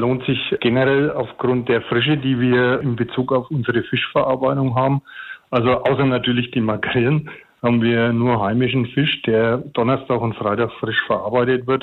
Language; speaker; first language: German; native; German